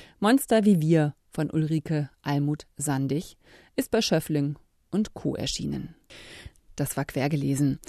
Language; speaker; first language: German; native; German